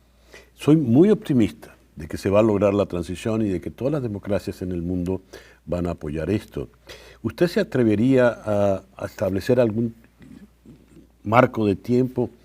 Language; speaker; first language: Spanish; native; Spanish